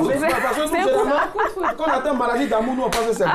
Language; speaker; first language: French; native; French